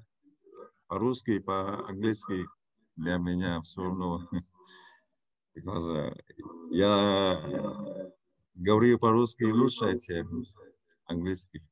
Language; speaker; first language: Russian; non-native, learner; Vietnamese